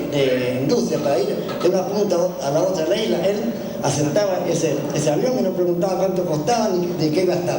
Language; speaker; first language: Spanish; native; Spanish